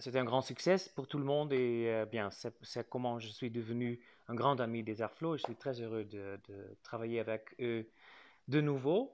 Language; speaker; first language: French; non-native, fluent; Dutch